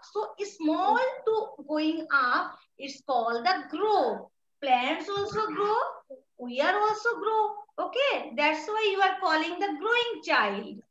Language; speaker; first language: English; non-native, learner; Bangla